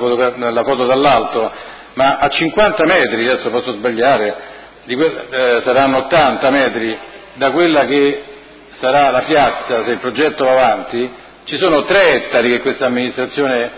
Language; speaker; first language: Italian; native; Italian